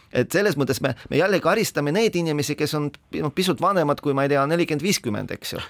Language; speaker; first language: Estonian; non-native, local second language; Russian